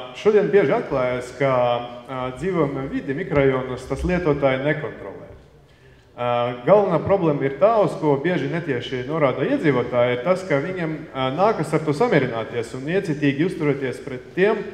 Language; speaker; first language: Latvian; non-native, local second language; Russian